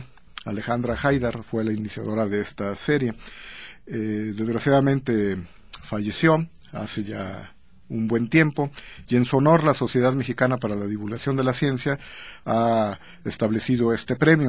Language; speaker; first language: Spanish; native; Spanish